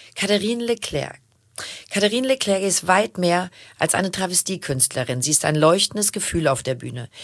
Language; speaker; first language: German; native; German